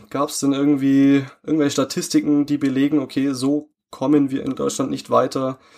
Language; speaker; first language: German; native; German